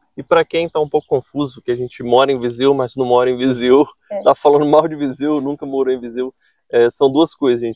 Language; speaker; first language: Portuguese; native; Portuguese